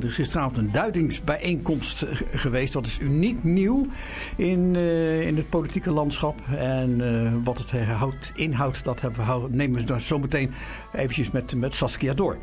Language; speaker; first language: Dutch; native; Dutch